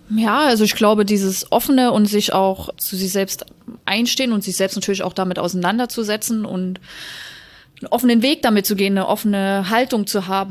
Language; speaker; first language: German; native; German